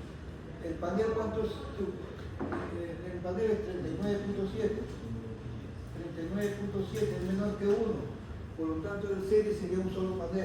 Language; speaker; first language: Spanish; native; Spanish